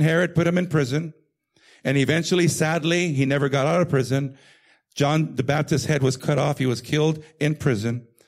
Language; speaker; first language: English; native; English